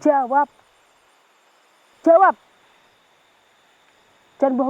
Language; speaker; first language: Indonesian; native; Indonesian